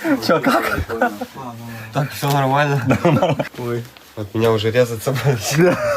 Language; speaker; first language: Russian; native; Russian